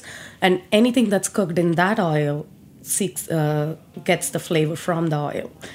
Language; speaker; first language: English; non-native, local second language; Telugu